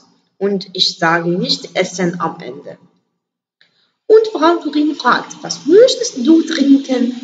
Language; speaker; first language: German; non-native, learner; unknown